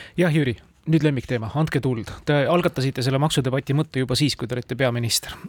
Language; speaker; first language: Estonian; native; Estonian